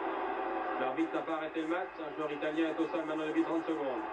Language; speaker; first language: French; native; French